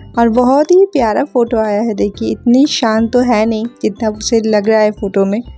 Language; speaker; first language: Hindi; native; Hindi